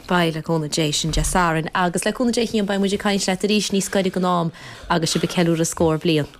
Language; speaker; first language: Irish; native; Irish